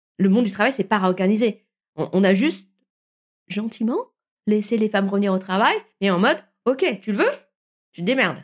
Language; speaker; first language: French; early bilingual, other home language; Vietnamese